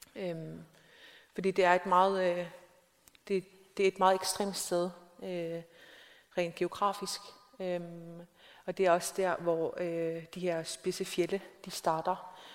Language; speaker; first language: Danish; non-native, local second language; Kalaallisut